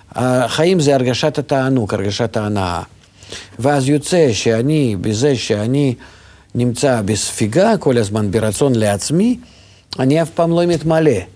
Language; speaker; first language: Hebrew; non-native, fluent; Russian